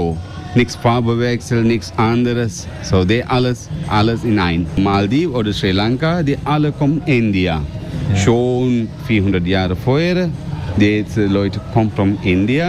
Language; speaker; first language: German; non-native, learner; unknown